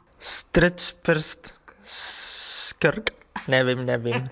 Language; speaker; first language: Czech; non-native, learner; Spanish